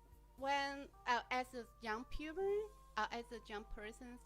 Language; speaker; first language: English; non-native, learner; Vietnamese